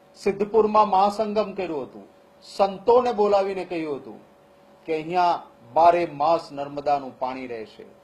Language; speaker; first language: Gujarati; non-native, local second language; Kachhi